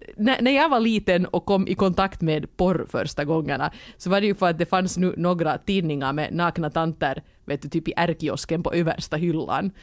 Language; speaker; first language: Swedish; native; Swedish